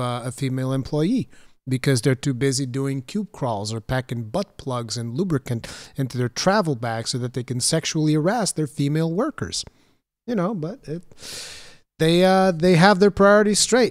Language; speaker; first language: English; native; English